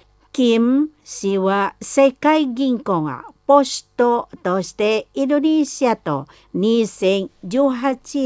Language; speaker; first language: Japanese; non-native, fluent; Indonesian